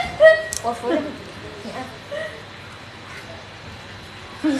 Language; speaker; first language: Chinese; native; Chinese